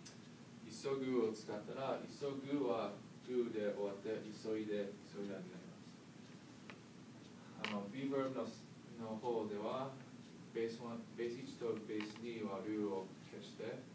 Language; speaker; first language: Japanese; non-native, learner; English